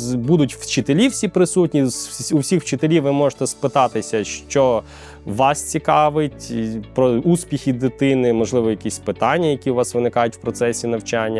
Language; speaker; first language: Ukrainian; native; Ukrainian